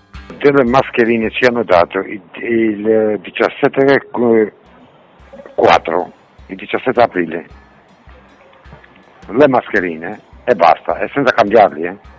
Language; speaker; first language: Italian; non-native, fluent; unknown